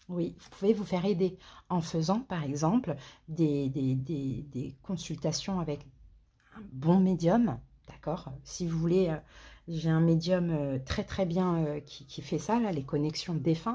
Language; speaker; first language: French; native; French